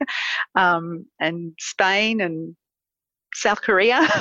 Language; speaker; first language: English; native; English